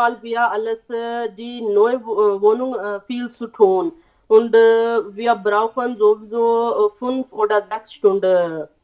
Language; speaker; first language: German; non-native, learner; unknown